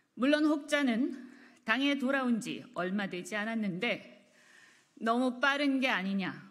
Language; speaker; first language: Korean; native; Korean